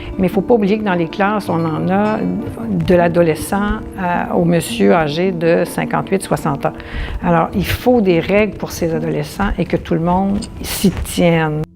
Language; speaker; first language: French; native; French